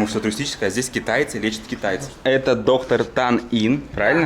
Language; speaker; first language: Russian; native; Russian